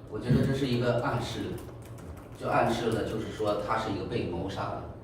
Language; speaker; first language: Chinese; native; Chinese